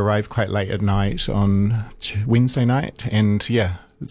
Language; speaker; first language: English; native; English